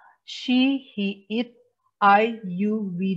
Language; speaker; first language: English; non-native, fluent; Indonesian